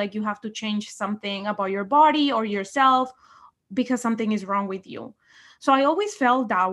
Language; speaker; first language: English; non-native, fluent; Spanish